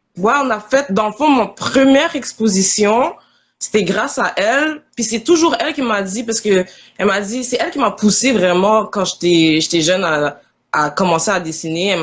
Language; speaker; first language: French; early bilingual, other home language; Haitian Creole